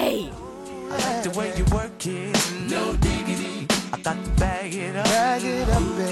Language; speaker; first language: English; native; English